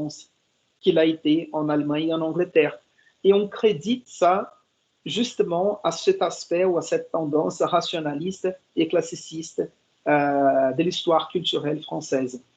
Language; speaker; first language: French; non-native, fluent; Portuguese